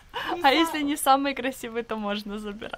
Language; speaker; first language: Russian; native; Russian